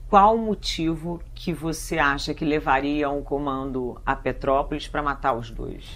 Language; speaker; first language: Portuguese; native; Portuguese